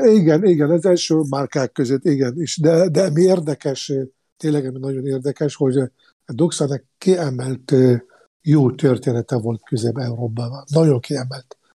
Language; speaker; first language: Hungarian; non-native, fluent; Arabic